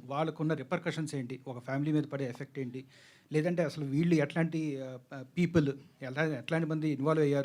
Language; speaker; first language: Telugu; native; Telugu